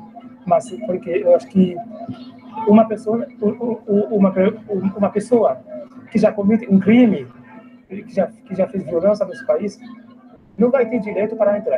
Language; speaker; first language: Portuguese; non-native, fluent; Haitian Creole